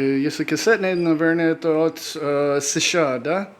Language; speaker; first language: Russian; non-native, learner; English